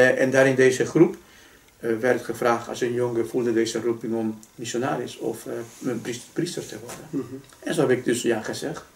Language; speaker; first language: Dutch; non-native, fluent; Spanish